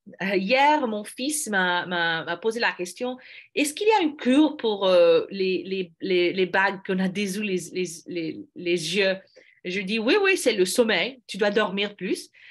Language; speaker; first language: French; non-native, fluent; English